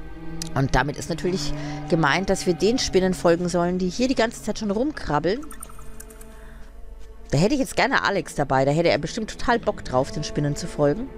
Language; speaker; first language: German; native; German